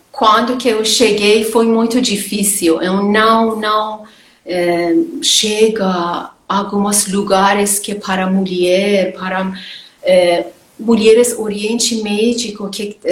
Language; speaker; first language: Portuguese; non-native, learner; Persian